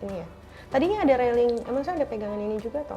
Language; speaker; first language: Indonesian; native; Indonesian